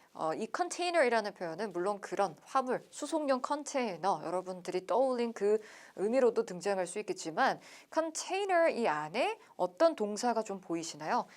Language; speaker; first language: Korean; native; Korean